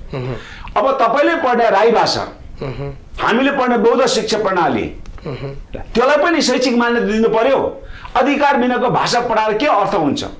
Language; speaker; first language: Nepali; non-native, local second language; Sherpa